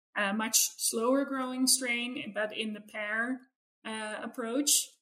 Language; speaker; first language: English; non-native, fluent; Dutch